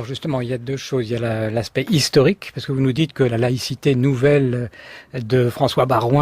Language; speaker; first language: French; native; French